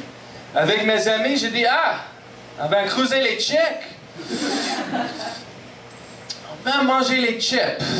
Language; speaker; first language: French; non-native, local second language; English